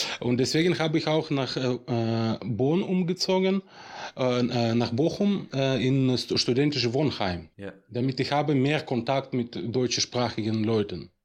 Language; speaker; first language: German; non-native, fluent; Russian